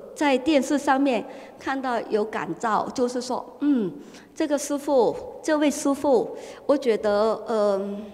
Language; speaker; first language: Chinese; non-native, fluent; Cantonese